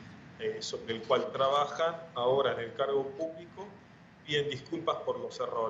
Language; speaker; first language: Spanish; native; Spanish